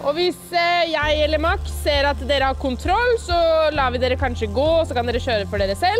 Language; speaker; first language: Norwegian; native; Norwegian